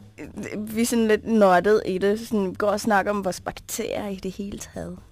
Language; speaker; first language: Danish; non-native, fluent; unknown